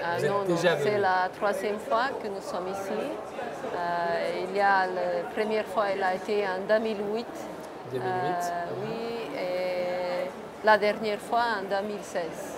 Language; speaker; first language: French; non-native, fluent; Portuguese